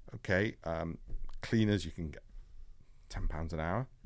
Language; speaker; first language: English; native; English